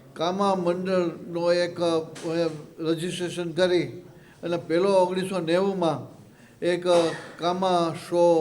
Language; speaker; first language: Gujarati; native; Gujarati